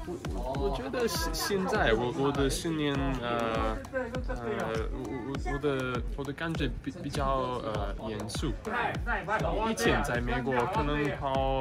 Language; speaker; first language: Chinese; non-native, fluent; English